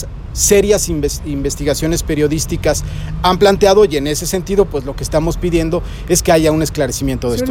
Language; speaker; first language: Spanish; native; Spanish